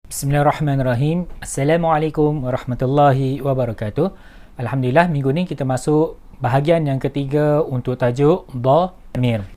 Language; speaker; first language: Malay; native; Malay